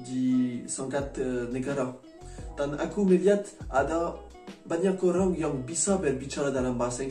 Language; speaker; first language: Indonesian; non-native, learner; French